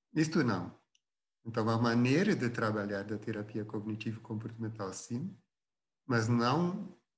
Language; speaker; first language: Portuguese; non-native, fluent; Dutch